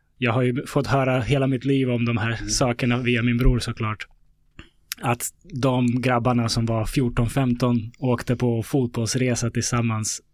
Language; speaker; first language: Swedish; early bilingual, other home language; Bosnian